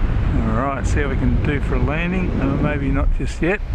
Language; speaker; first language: English; native; English